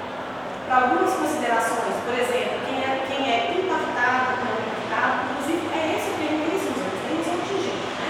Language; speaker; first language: Portuguese; native; Portuguese